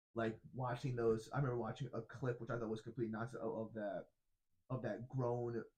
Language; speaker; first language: English; native; English